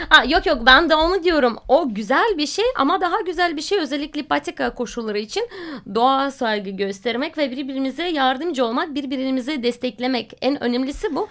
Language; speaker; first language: Turkish; non-native, fluent; Russian